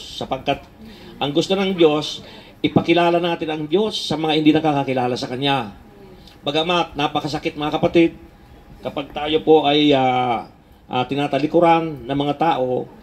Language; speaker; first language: Filipino; non-native, local second language; Bikol